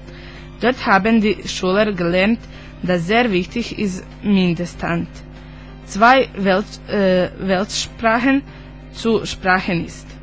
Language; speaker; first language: German; non-native, learner; Croatian